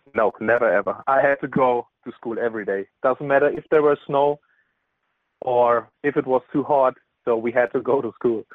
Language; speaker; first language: English; non-native, fluent; German